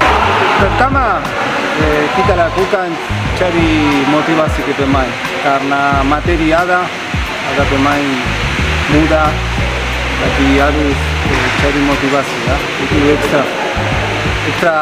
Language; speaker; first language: Indonesian; non-native, fluent; Spanish